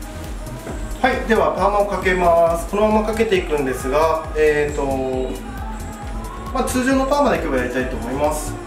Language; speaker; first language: Japanese; native; Japanese